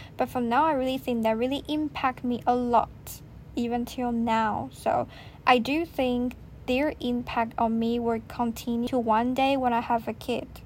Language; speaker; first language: English; non-native, fluent; Chinese